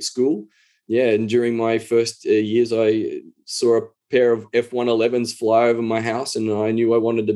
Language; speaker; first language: English; native; English